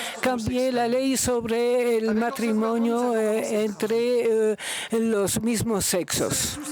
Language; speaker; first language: Spanish; non-native, fluent; Luxembourgish